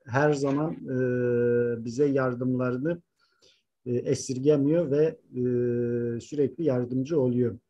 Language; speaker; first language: Turkish; native; Turkish